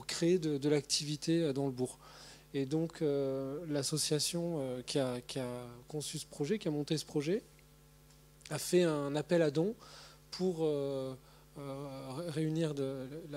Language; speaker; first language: French; native; French